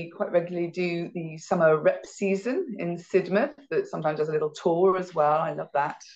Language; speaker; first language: English; native; English